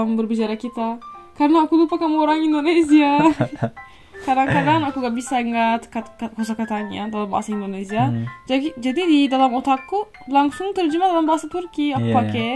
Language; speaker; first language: Indonesian; non-native, fluent; Turkish